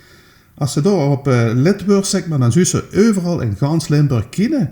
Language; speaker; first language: Dutch; native; Dutch